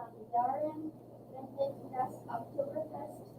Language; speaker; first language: German; non-native, learner; English